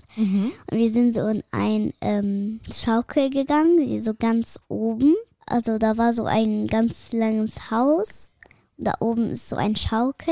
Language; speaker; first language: German; early bilingual, other home language; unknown